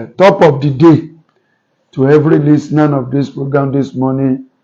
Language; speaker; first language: English; non-native, local second language; Yoruba